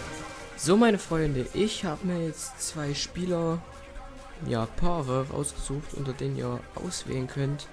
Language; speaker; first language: German; native; German